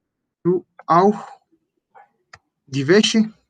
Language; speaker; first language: German; non-native, fluent; Spanish